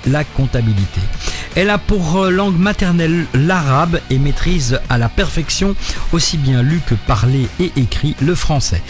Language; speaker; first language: French; native; French